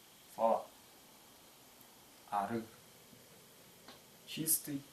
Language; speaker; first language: Russian; non-native, local second language; Tuvinian